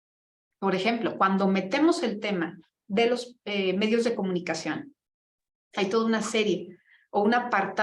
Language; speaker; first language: Spanish; native; Spanish